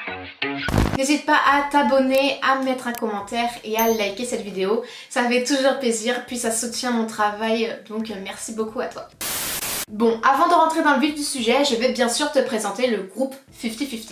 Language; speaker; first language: French; native; French